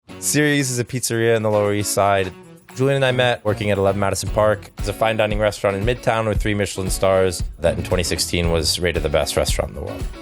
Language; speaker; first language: English; native; English